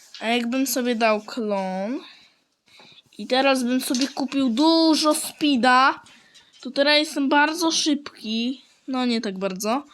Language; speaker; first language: Polish; native; Polish